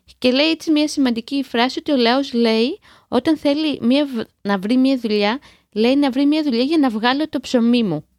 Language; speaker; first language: Greek; native; Greek